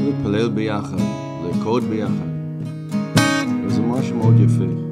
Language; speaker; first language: Hebrew; non-native, fluent; English